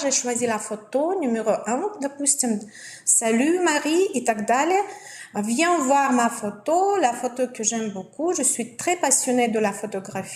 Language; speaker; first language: French; non-native, fluent; Russian